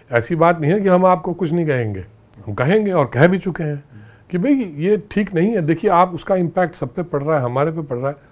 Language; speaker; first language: Hindi; native; Hindi